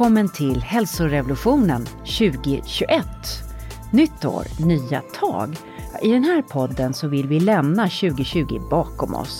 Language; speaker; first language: Swedish; native; Swedish